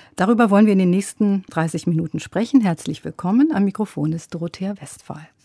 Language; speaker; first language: German; native; German